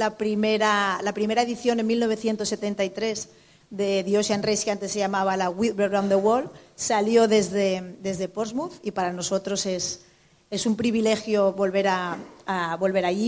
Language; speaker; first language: Spanish; native; Spanish